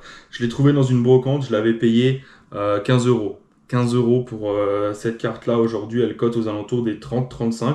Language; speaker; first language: French; native; French